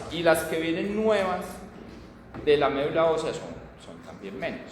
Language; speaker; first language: Spanish; native; Spanish